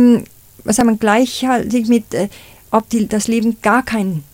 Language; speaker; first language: German; non-native, fluent; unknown